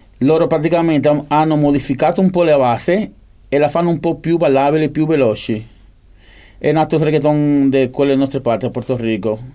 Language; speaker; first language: Italian; non-native, fluent; Spanish